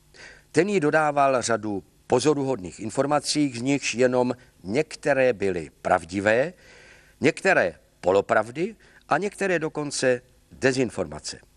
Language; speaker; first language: Czech; native; Czech